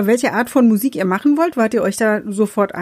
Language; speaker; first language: German; native; German